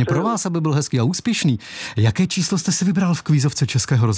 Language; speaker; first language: Czech; native; Czech